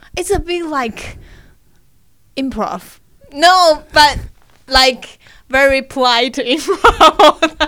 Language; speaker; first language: English; non-native, learner; Chinese